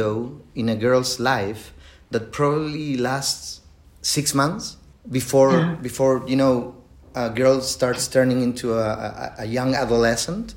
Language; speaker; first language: English; non-native, fluent; Spanish